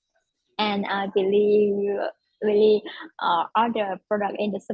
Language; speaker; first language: English; non-native, learner; Vietnamese